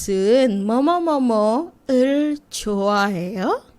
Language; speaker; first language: Korean; non-native, fluent; Indonesian